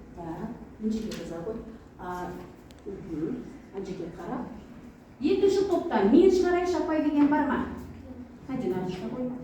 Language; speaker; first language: Kazakh; native; Kazakh